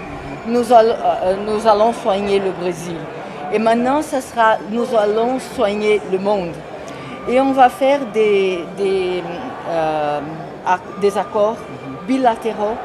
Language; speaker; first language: French; non-native, fluent; Portuguese